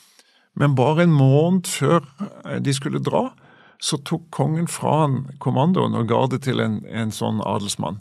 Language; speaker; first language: Norwegian; native; Norwegian